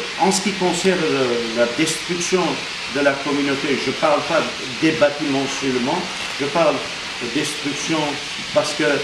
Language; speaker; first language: French; non-native, fluent; Armenian